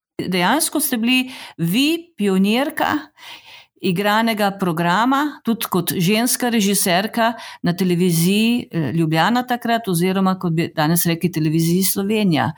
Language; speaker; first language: Slovenian; native; Slovenian